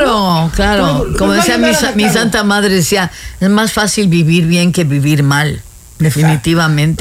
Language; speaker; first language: Spanish; native; Spanish